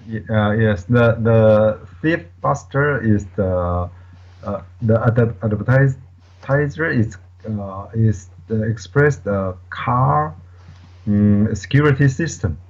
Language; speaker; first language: English; non-native, learner; Chinese